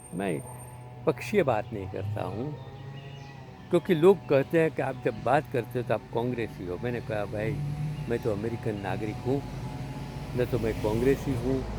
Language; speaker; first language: Hindi; non-native, local second language; Gujarati